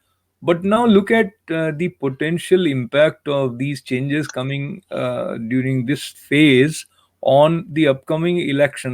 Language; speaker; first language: English; non-native, local second language; Hindi